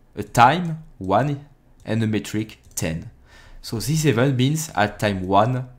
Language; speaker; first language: English; non-native, fluent; French